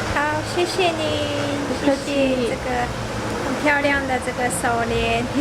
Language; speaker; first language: Chinese; non-native, fluent; Mongolian